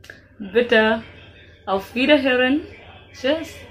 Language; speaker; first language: German; non-native, fluent; Hindi